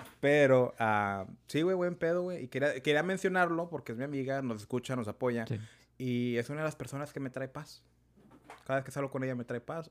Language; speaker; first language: Spanish; early bilingual, heritage; Spanish